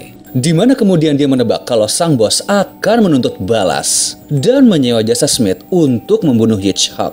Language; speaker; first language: Indonesian; native; Indonesian